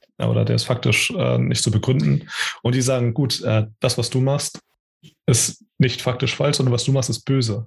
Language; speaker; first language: German; early bilingual, other home language; Portuguese